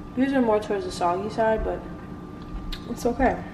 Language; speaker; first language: English; native; English